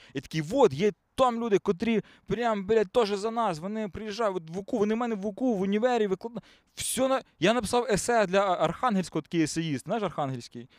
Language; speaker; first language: Ukrainian; native; Ukrainian